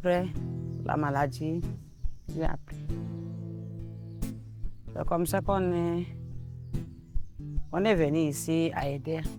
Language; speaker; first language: French; non-native, local second language; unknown